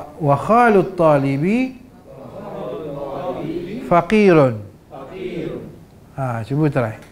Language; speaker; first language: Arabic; non-native, fluent; Malay